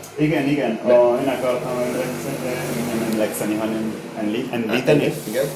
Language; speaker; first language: Hungarian; non-native, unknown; Spanish